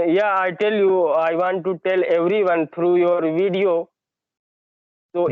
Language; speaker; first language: English; non-native, learner; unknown